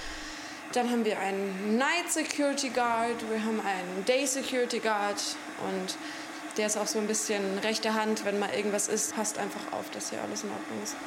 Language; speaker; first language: German; native; German